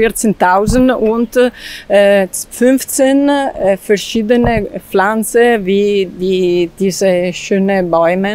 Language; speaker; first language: German; non-native, learner; Italian